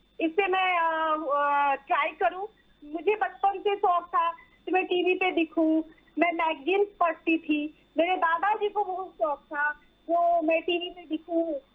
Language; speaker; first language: Hindi; non-native, local second language; Maithili